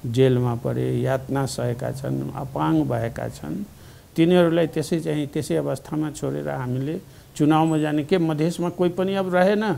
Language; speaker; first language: Nepali; non-native, local second language; Maithili